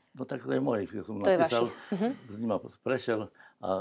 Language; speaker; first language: Slovak; non-native, local second language; Rusyn